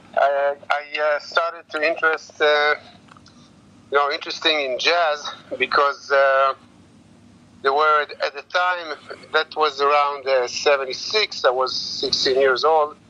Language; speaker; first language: English; non-native, learner; Hebrew